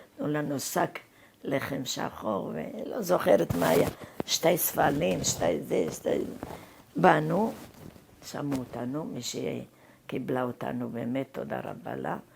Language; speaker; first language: Hebrew; non-native, fluent; Arabic